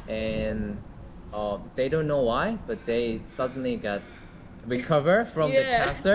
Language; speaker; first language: English; non-native, learner; Korean